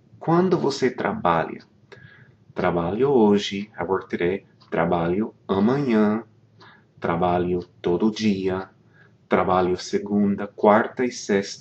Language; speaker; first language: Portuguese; non-native, fluent; English